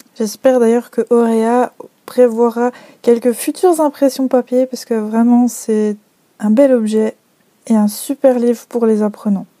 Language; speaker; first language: French; native; French